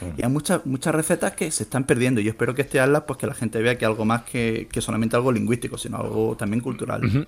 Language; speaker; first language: Spanish; native; Spanish